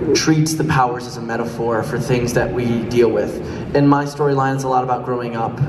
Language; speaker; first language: English; native; English